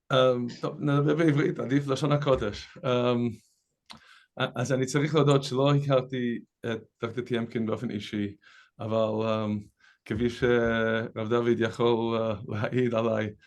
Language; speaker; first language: Hebrew; non-native, fluent; English